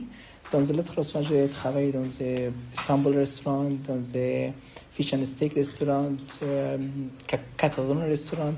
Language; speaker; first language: French; non-native, learner; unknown